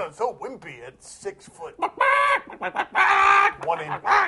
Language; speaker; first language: English; native; English